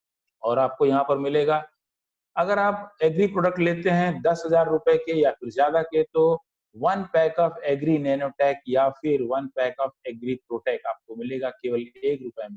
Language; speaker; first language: Hindi; native; Hindi